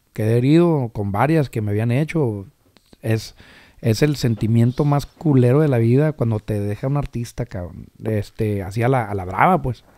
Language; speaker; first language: Spanish; early bilingual, heritage; Spanish